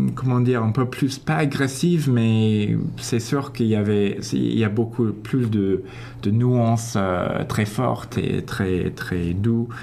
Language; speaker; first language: French; non-native, fluent; English